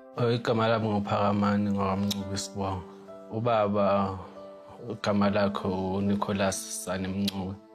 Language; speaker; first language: Zulu; native; Zulu